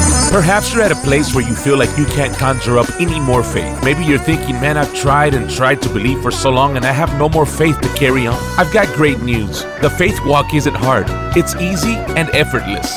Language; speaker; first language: English; early bilingual, other home language; Spanish